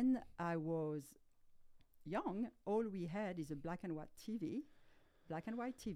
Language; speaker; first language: English; non-native, fluent; French